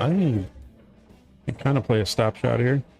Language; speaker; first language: English; native; English